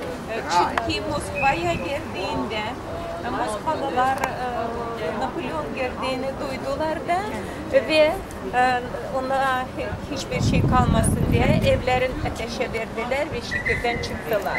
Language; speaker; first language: Turkish; non-native, fluent; Russian